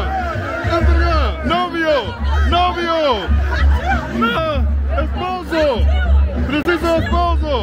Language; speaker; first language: Portuguese; non-native, learner; English